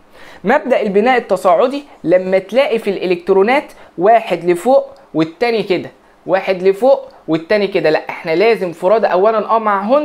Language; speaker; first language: Arabic; native; Arabic